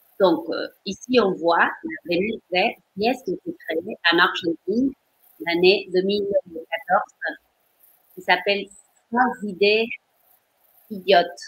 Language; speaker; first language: French; non-native, fluent; Spanish